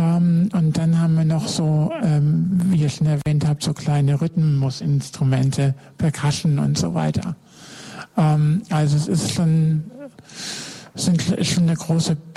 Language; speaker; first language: German; native; German